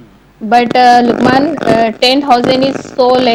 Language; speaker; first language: English; non-native, learner; Hindi